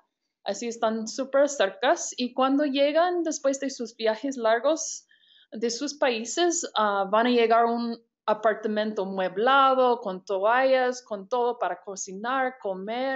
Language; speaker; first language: Spanish; non-native, fluent; English